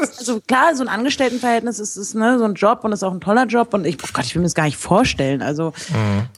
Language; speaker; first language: German; native; German